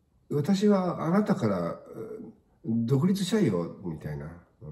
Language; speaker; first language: Japanese; native; Japanese